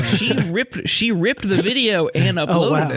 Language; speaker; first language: English; native; English